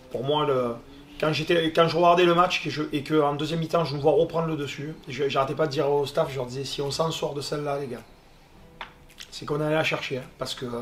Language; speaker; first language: French; native; French